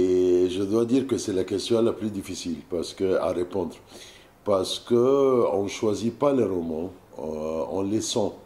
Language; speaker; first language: French; non-native, fluent; Arabic